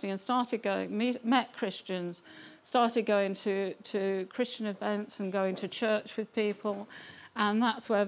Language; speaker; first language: English; native; English